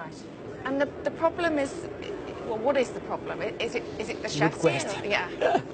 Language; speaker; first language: English; native; English